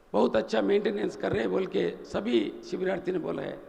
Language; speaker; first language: Hindi; non-native, local second language; Telugu